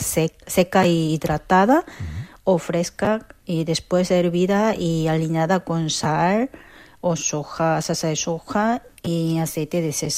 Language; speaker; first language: Spanish; non-native, fluent; Korean